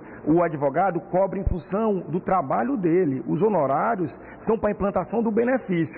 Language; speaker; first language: Portuguese; native; Portuguese